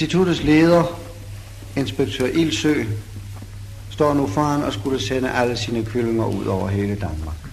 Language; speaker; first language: Danish; native; Danish